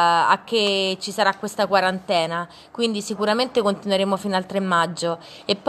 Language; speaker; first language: Italian; native; Italian